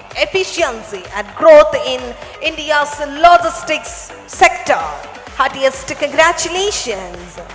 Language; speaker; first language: English; non-native, local second language; Telugu